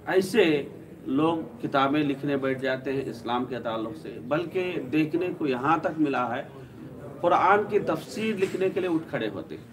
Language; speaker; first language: Urdu; native; Urdu